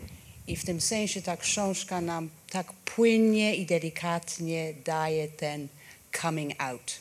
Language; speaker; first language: Polish; non-native, fluent; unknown